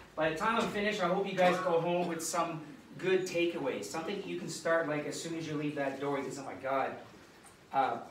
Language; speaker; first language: English; native; English